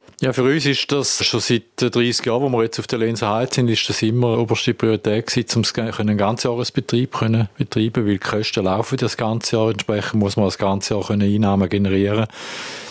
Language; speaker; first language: German; native; German